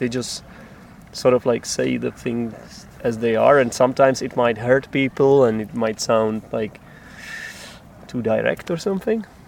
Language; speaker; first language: English; non-native, fluent; Czech